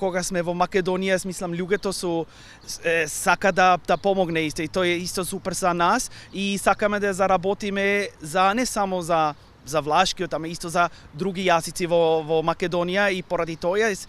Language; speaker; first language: Macedonian; non-native, learner; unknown